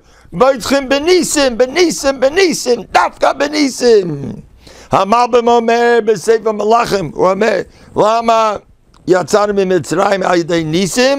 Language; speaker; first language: Hebrew; non-native, fluent; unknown